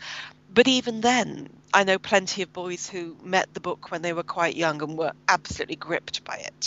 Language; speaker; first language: English; native; English